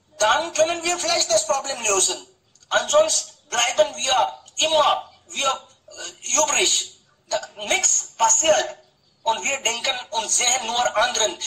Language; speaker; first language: German; non-native, fluent; Hindi